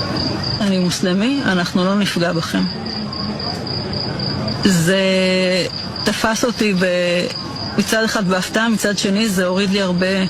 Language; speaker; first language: Hebrew; native; Hebrew